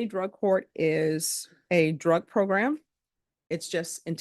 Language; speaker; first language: English; native; English